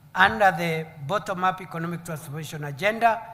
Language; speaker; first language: English; non-native, local second language; Swahili